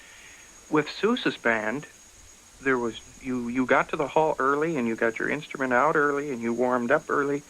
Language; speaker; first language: English; native; English